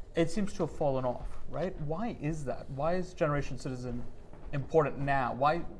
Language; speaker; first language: English; native; English